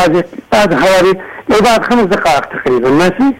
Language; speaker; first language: Arabic; native; Arabic